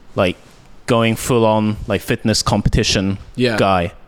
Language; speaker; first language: English; early bilingual, heritage; Japanese